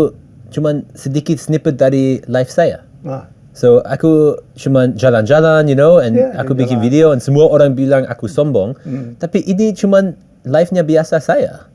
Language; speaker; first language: Indonesian; early bilingual, heritage; English